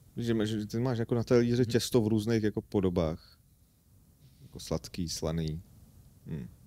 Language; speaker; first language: Czech; non-native, fluent; Armenian